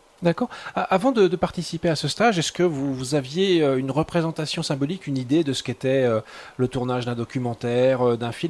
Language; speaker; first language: French; native; French